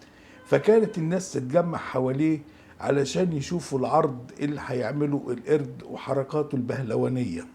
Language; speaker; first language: Arabic; native; Arabic